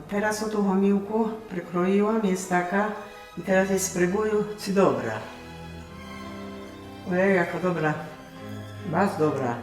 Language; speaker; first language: Polish; non-native, local second language; Rusyn